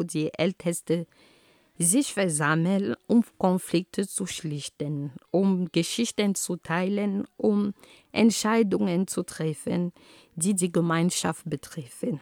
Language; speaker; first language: German; non-native, fluent; Ghomala